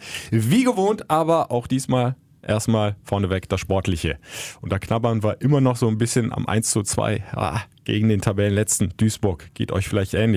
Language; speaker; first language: German; native; German